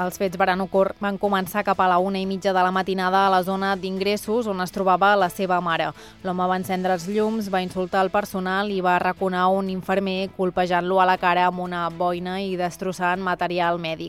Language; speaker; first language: Catalan; native; Catalan